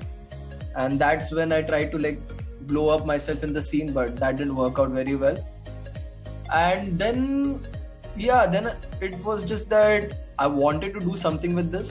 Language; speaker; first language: English; non-native, local second language; Hindi